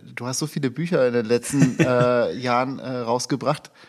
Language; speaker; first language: German; native; German